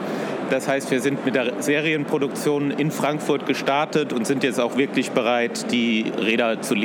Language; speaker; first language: German; native; German